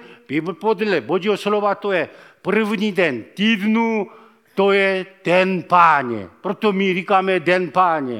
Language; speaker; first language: Czech; non-native, fluent; Korean